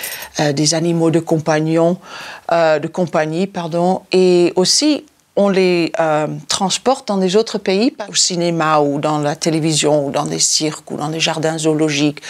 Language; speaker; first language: French; non-native, fluent; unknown